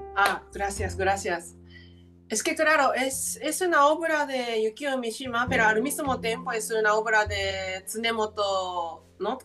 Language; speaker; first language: Spanish; non-native, fluent; Japanese